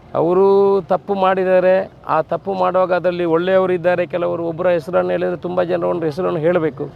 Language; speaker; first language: Kannada; native; Kannada